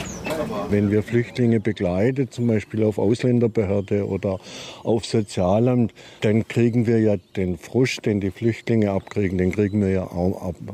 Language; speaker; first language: German; native; German